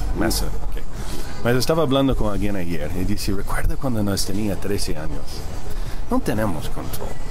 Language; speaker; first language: Spanish; early bilingual, heritage; Spanish